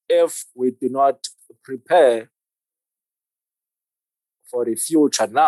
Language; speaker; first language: English; non-native, local second language; Zulu